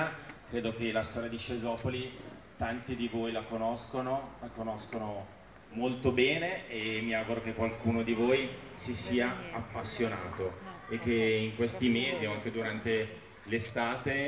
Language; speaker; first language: Italian; native; Italian